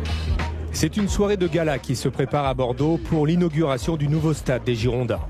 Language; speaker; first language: French; native; French